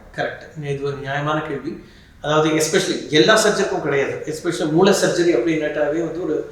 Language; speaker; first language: Tamil; native; Tamil